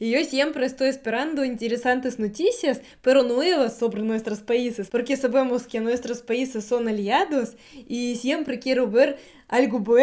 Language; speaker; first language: Spanish; non-native, learner; Russian